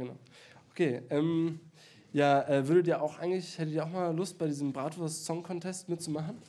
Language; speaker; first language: German; native; German